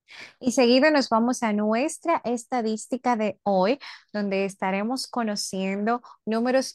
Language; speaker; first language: Spanish; native; Spanish